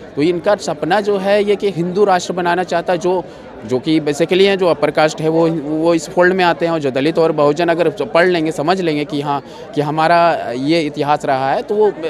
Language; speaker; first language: Hindi; native; Hindi